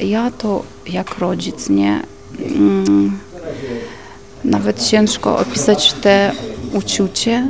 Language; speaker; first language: Polish; non-native, fluent; Ukrainian